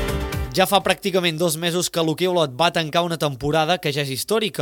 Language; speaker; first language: Catalan; native; Catalan